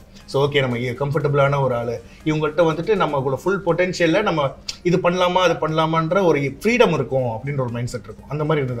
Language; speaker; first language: Tamil; native; Tamil